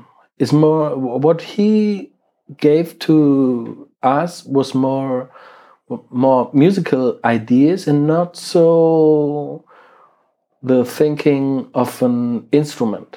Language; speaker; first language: English; non-native, fluent; German